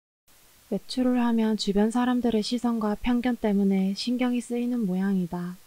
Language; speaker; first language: Korean; native; Korean